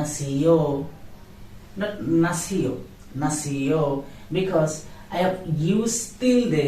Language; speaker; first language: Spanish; non-native, learner; Bangla